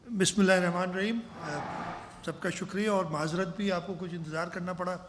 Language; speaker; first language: Urdu; non-native, local second language; Sindhi